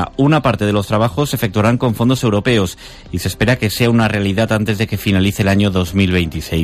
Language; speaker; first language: Spanish; native; Spanish